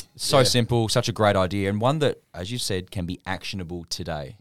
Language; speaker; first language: English; native; English